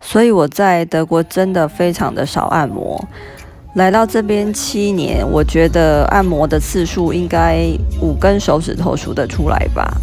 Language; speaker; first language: Chinese; native; Chinese